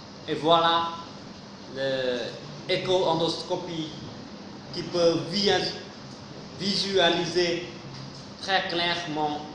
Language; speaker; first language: French; non-native, fluent; Vietnamese